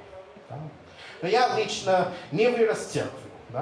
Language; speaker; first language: Russian; non-native, fluent; English